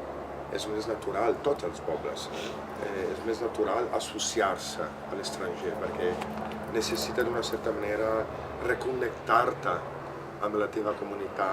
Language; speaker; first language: Catalan; non-native, fluent; Italian